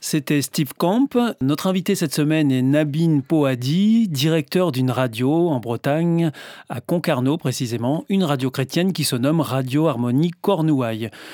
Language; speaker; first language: French; native; French